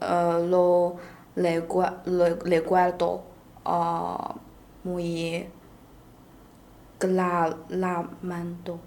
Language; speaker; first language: Spanish; non-native, learner; Chinese